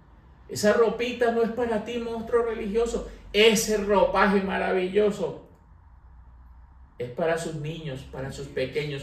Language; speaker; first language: Spanish; native; Spanish